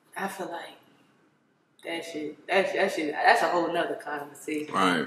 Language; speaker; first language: English; native; English